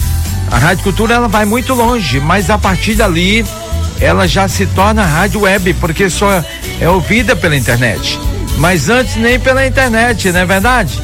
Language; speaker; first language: Portuguese; native; Portuguese